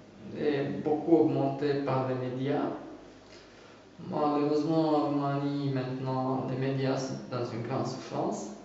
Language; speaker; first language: French; non-native, fluent; Romanian